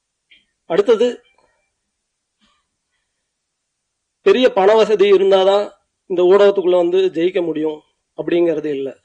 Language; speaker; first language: Tamil; native; Tamil